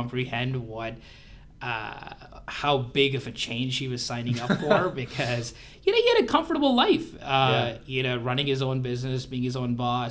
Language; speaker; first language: English; non-native, local second language; Hindi